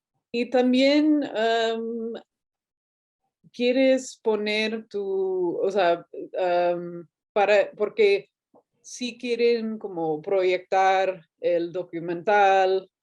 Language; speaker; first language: Spanish; non-native, fluent; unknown